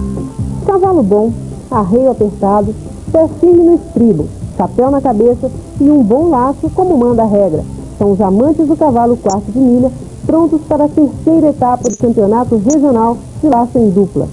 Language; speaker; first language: Portuguese; native; Portuguese